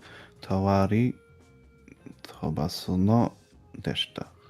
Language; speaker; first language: Japanese; non-native, learner; English